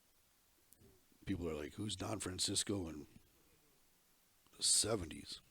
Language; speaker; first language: English; native; English